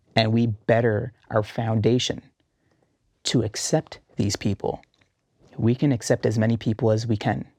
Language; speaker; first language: English; early bilingual, heritage; Arabic